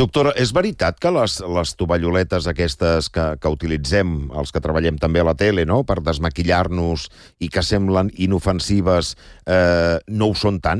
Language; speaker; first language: Catalan; native; Catalan